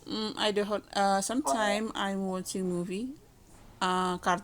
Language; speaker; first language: English; non-native, learner; Indonesian